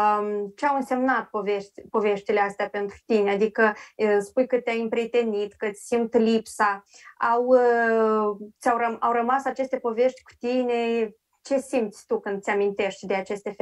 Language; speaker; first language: Romanian; native; Romanian